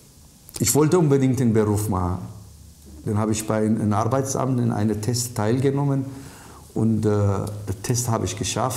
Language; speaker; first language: German; non-native, fluent; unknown